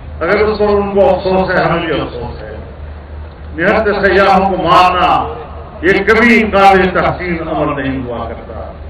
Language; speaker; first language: Urdu; non-native, local second language; Pashto